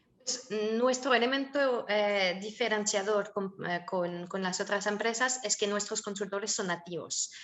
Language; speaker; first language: Spanish; non-native, fluent; French